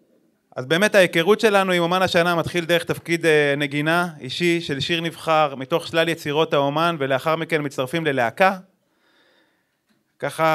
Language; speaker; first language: Hebrew; native; Hebrew